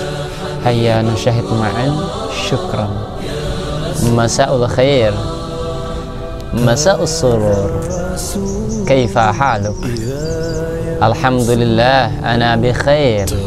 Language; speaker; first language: Arabic; non-native, learner; Indonesian